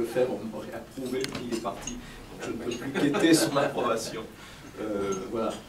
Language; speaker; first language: French; native; French